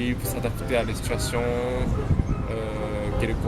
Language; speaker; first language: French; non-native, learner; Japanese